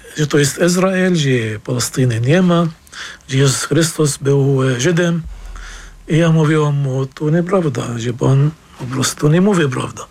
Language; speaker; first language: Polish; non-native, fluent; Arabic